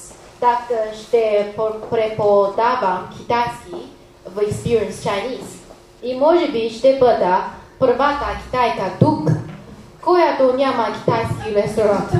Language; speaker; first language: Bulgarian; non-native, learner; Chinese